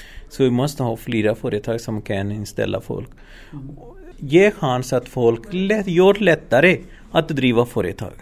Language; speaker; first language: Swedish; non-native, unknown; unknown